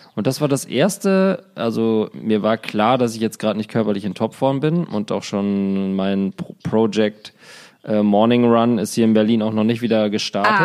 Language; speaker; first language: German; native; German